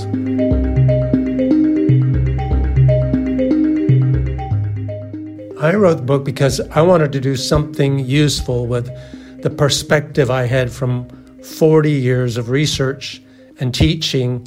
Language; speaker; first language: English; native; English